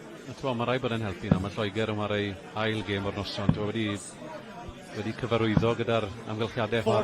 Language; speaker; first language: Welsh; native; Welsh